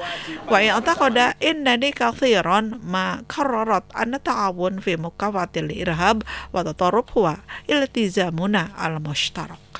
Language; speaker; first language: Arabic; non-native, fluent; Indonesian